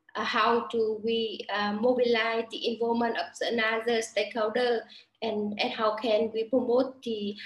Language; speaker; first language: English; non-native, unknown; Vietnamese